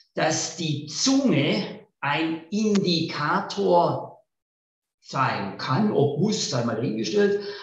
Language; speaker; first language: German; native; German